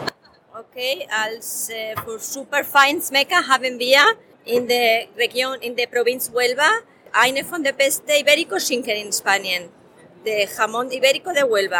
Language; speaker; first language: German; non-native, learner; Spanish